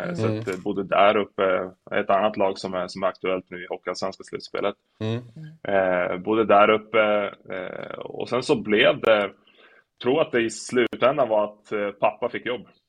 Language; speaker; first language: Swedish; early bilingual, other home language; Serbian